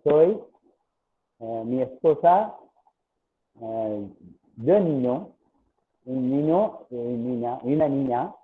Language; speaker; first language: Spanish; non-native, learner; Tamil